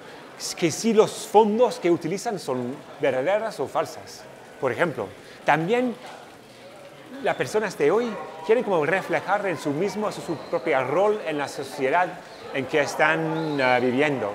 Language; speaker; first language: Spanish; non-native, fluent; English